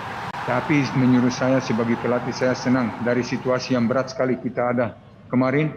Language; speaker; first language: Indonesian; non-native, fluent; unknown